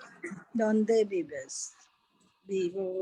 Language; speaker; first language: Spanish; non-native, learner; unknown